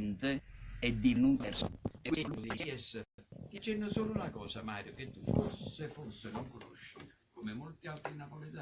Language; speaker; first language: Italian; native; Italian